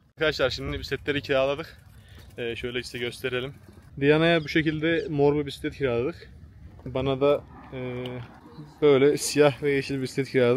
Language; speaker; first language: Turkish; native; Turkish